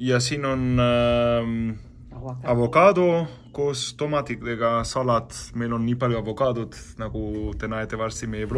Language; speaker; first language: Estonian; non-native, learner; Spanish